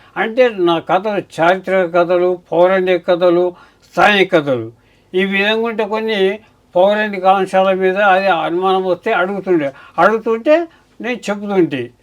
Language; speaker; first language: Telugu; native; Telugu